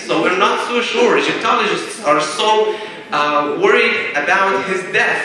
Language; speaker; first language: English; non-native, fluent; Arabic